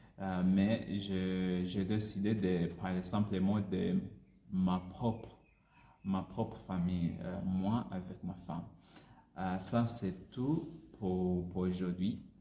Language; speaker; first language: French; non-native, learner; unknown